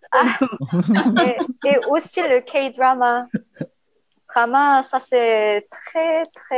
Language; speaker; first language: French; non-native, learner; Korean